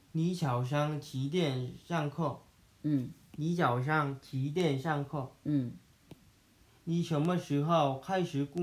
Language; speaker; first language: Chinese; non-native, learner; Korean